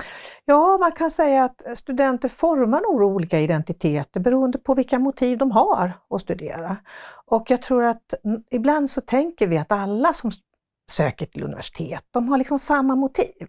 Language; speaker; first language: Swedish; native; Swedish